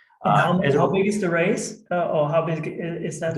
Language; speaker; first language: English; non-native, fluent; German